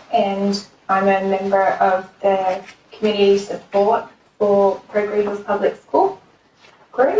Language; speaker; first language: English; native; English